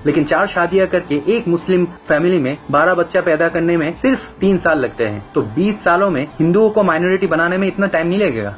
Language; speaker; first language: Hindi; non-native, fluent; Bangla